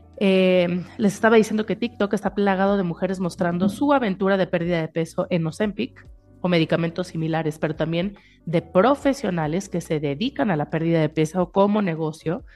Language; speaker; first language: Spanish; native; Spanish